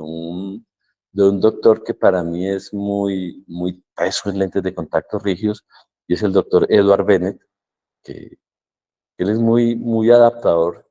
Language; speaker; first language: Spanish; native; Spanish